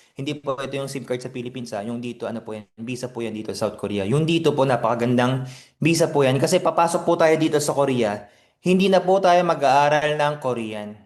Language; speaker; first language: Filipino; non-native, fluent; Korean